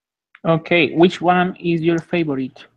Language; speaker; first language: English; non-native, fluent; Spanish